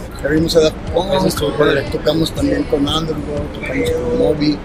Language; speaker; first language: Spanish; native; Spanish